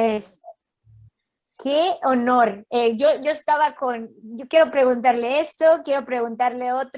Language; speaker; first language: Spanish; native; Spanish